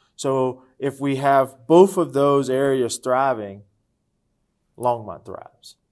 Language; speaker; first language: English; native; English